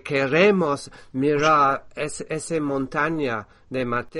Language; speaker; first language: Spanish; non-native, fluent; English